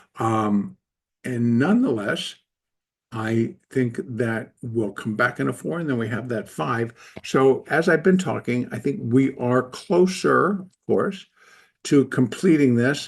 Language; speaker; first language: English; native; English